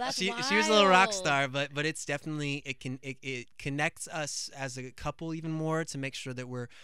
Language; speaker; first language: English; native; English